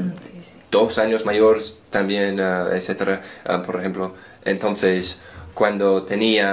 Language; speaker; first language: Spanish; non-native, learner; English